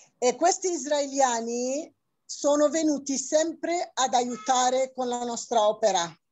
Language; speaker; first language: Italian; non-native, fluent; Arabic